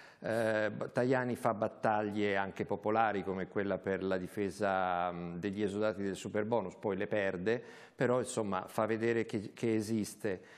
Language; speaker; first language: Italian; native; Italian